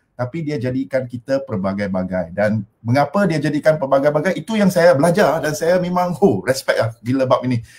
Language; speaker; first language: Malay; non-native, local second language; Min Nan Chinese